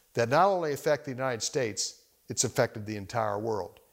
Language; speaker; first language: English; native; English